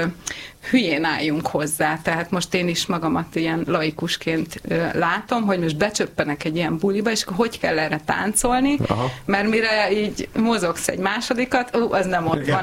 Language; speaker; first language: Hungarian; native; Hungarian